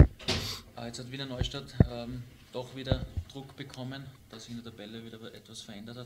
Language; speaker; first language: German; native; German